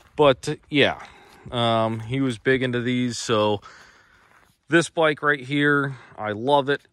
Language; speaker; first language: English; native; English